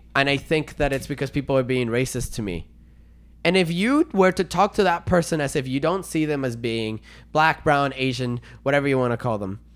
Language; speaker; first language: English; non-native, fluent; Spanish